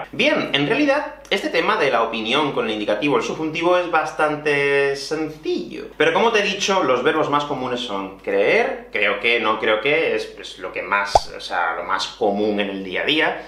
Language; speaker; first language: Spanish; native; Spanish